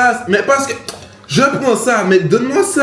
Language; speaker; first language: French; native; French